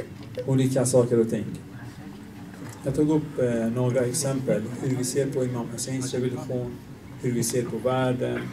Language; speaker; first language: Swedish; non-native, fluent; Arabic